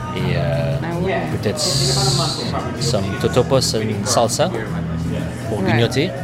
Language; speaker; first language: French; non-native, fluent; English